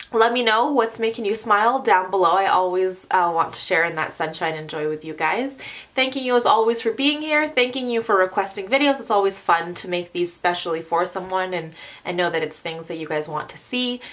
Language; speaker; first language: English; early bilingual, other home language; Arabic